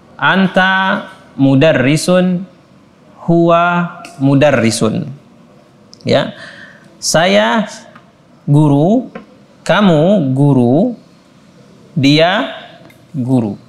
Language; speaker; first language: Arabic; non-native, fluent; Indonesian